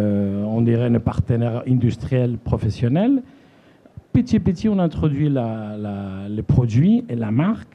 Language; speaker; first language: French; non-native, fluent; Spanish